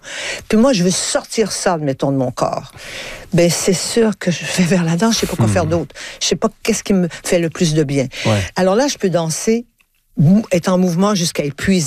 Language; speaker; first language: French; native; French